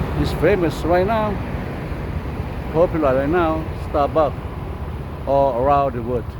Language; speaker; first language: English; non-native, learner; Lao